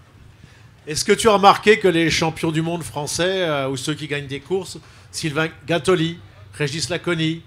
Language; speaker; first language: French; native; French